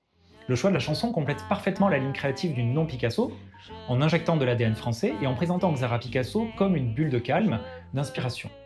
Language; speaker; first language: French; native; French